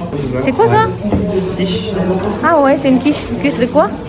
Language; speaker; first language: French; non-native, fluent; Indonesian